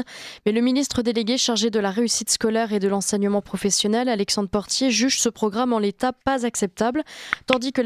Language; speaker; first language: French; native; French